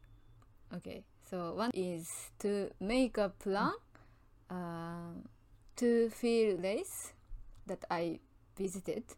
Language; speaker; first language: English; non-native, learner; Japanese